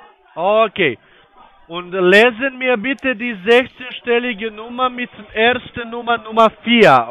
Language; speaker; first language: German; non-native, learner; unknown